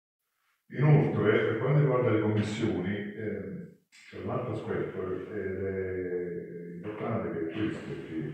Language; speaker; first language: Italian; native; Italian